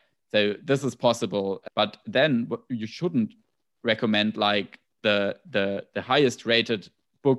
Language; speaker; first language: English; non-native, fluent; German